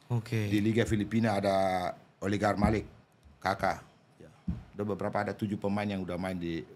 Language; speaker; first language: Indonesian; non-native, local second language; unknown